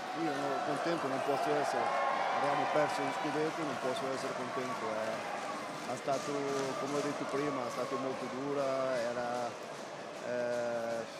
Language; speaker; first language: Italian; non-native, fluent; Portuguese